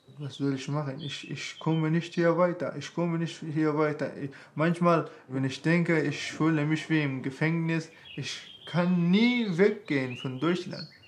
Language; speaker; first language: German; non-native, learner; Persian